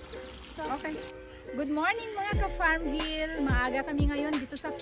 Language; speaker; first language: Filipino; non-native, local second language; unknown